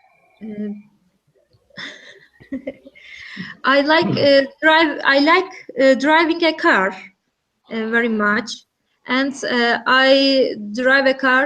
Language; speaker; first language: English; non-native, learner; Turkish